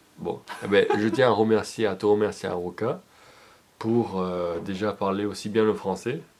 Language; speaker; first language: French; native; French